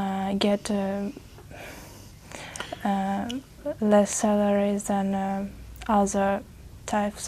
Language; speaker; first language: English; non-native, learner; Uzbek